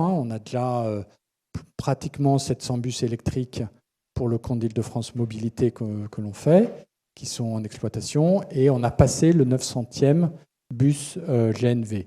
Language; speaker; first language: French; native; French